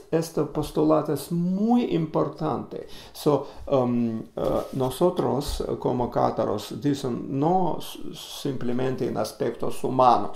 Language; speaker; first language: Spanish; non-native, learner; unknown